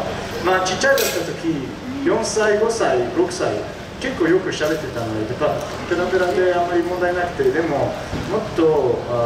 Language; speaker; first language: Japanese; early bilingual, heritage; Japanese